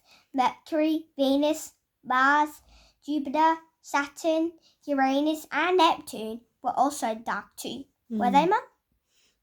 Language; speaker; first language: English; native; English